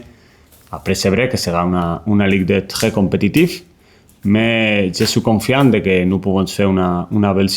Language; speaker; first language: French; non-native, learner; Spanish